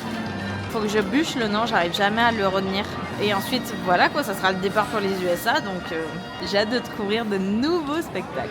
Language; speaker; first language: French; native; French